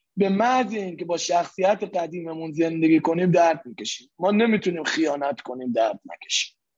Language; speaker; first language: Persian; native; Persian